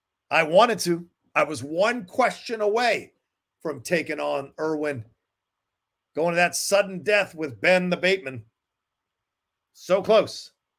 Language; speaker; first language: English; native; English